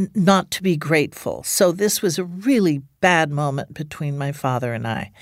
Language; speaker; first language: English; native; English